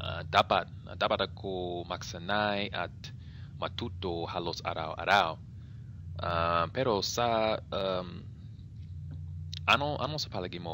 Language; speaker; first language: Filipino; non-native, learner; English